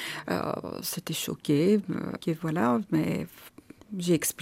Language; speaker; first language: French; non-native, fluent; Armenian